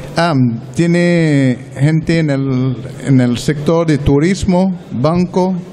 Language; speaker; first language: Spanish; non-native, learner; French